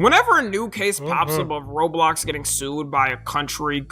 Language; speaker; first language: English; native; English